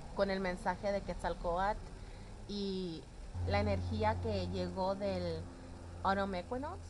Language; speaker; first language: Spanish; early bilingual, heritage; Spanish